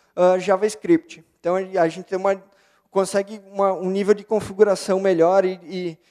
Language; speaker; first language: Portuguese; native; Portuguese